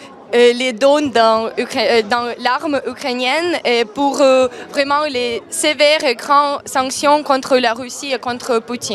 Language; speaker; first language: French; non-native, learner; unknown